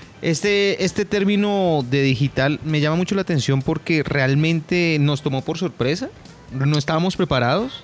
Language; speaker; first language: Spanish; native; Spanish